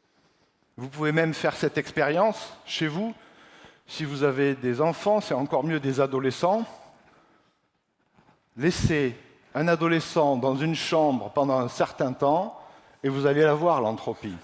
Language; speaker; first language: French; native; French